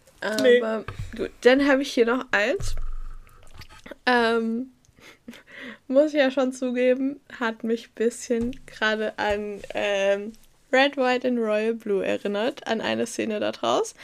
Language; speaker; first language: German; native; German